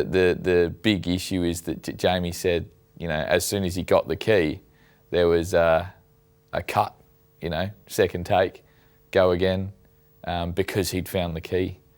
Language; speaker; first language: English; native; English